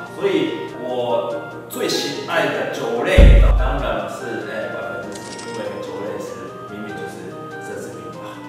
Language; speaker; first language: Chinese; non-native, fluent; Japanese